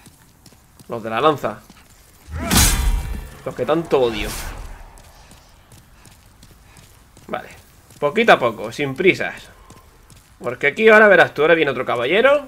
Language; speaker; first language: Spanish; native; Spanish